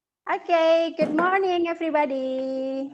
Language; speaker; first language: English; non-native, learner; Indonesian